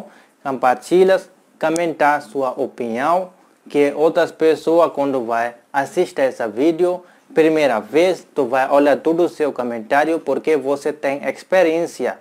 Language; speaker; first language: Portuguese; non-native, learner; Hindi